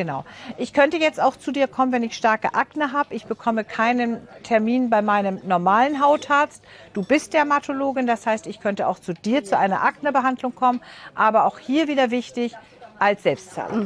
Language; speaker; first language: German; native; German